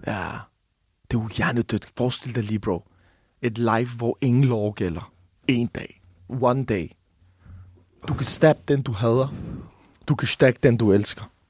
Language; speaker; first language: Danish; early bilingual, other home language; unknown